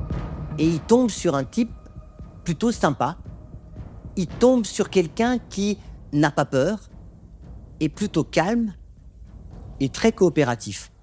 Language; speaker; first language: French; native; French